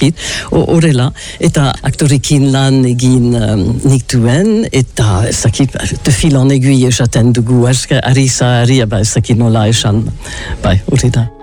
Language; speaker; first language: Basque; early bilingual, heritage; English